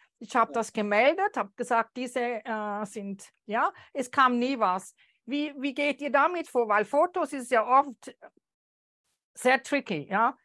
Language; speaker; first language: German; native; German